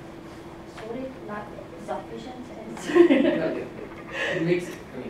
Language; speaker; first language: English; non-native, fluent; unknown